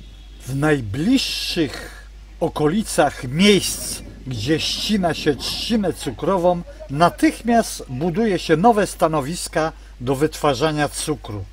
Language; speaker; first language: Polish; native; Polish